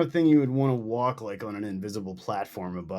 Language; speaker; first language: English; native; English